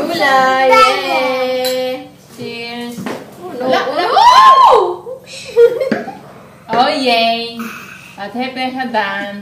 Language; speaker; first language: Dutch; non-native, learner; Filipino